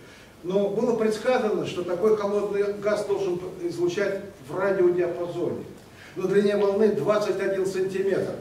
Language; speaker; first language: Russian; native; Russian